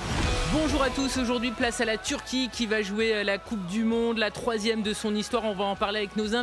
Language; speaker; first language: French; native; French